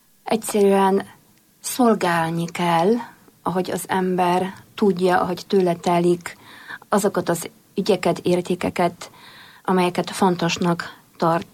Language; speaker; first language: Hungarian; non-native, fluent; Polish